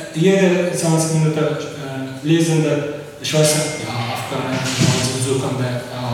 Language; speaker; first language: German; non-native, learner; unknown